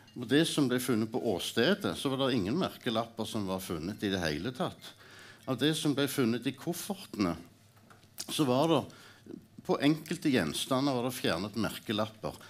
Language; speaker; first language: Norwegian; native; Norwegian